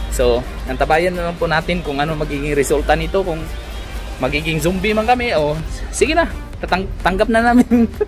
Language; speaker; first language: Filipino; native; Filipino